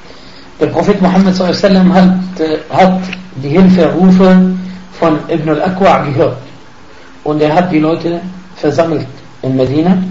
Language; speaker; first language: German; non-native, fluent; Arabic